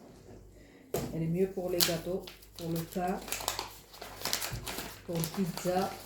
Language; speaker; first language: French; non-native, fluent; Arabic